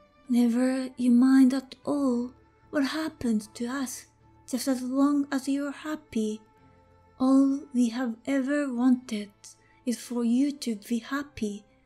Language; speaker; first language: English; non-native, fluent; Japanese